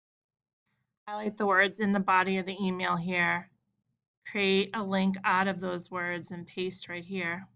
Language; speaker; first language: English; native; English